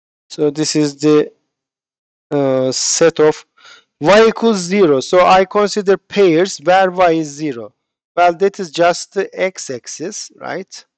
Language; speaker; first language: English; non-native, fluent; Turkish